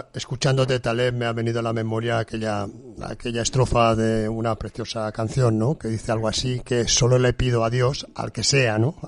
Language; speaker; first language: Spanish; non-native, local second language; Catalan